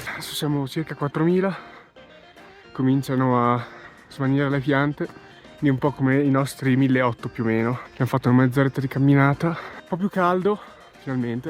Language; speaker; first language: Italian; native; Italian